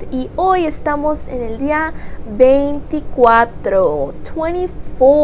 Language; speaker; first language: Spanish; early bilingual, heritage; Spanish